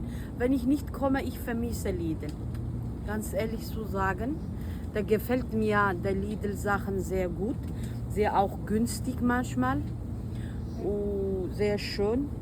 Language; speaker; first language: German; non-native, learner; Kurdish